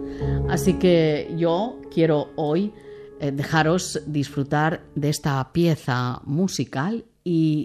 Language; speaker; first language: Spanish; native; Spanish